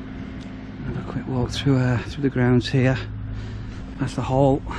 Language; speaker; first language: English; native; English